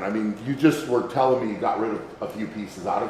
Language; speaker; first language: English; native; English